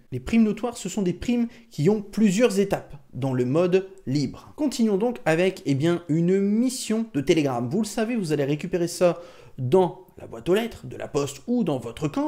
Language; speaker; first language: French; native; French